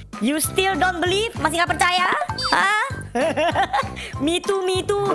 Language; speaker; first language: English; non-native, learner; Indonesian